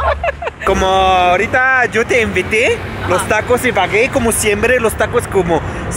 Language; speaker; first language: Spanish; non-native, learner; Arabic